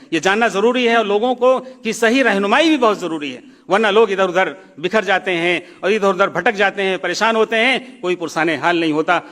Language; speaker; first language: Urdu; native; Urdu